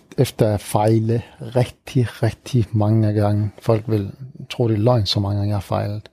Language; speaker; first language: Danish; early bilingual, other home language; Arabic